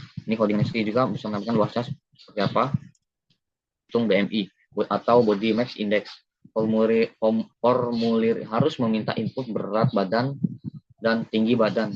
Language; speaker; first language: Indonesian; native; Indonesian